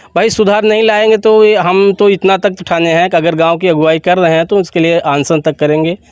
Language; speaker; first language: Hindi; native; Hindi